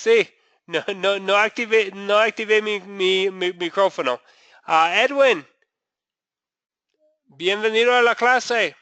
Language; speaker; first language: Spanish; non-native, fluent; English